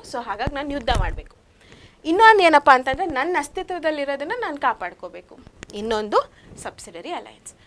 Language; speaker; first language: Kannada; native; Kannada